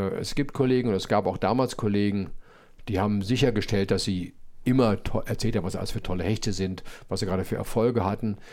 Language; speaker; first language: German; native; German